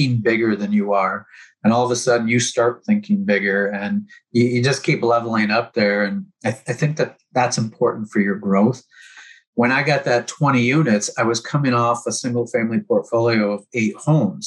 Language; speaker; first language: English; native; English